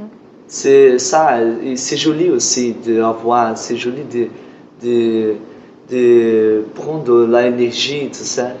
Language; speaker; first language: French; non-native, learner; Portuguese